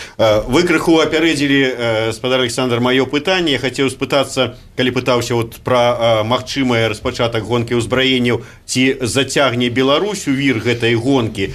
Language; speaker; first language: Belarusian; native; Belarusian